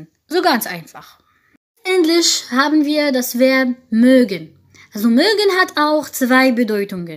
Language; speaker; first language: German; non-native, fluent; French